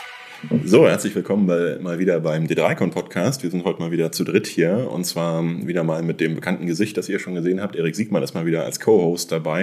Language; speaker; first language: German; native; German